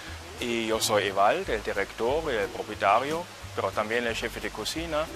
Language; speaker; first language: Spanish; non-native, fluent; German